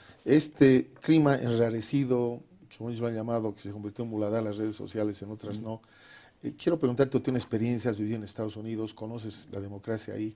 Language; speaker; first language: Spanish; native; Spanish